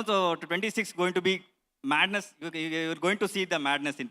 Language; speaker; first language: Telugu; non-native, learner; Kannada